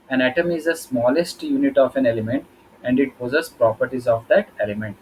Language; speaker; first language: English; non-native, local second language; Kannada